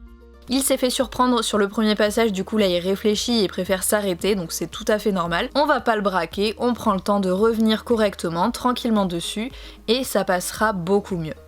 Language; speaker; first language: French; native; French